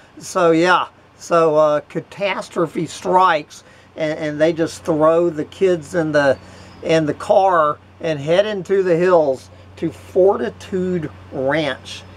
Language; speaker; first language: English; native; English